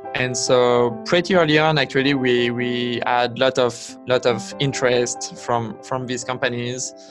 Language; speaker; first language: English; non-native, fluent; French